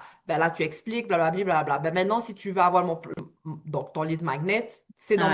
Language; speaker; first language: French; native; French